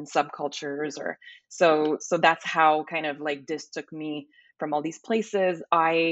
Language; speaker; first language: English; native; English